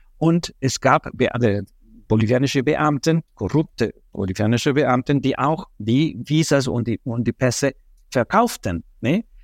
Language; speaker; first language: German; non-native, fluent; Spanish